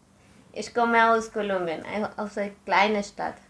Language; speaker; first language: German; non-native, learner; Spanish